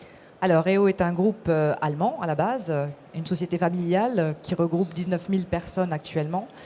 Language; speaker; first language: French; native; French